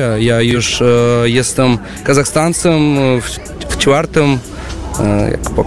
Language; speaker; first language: Polish; non-native, learner; Russian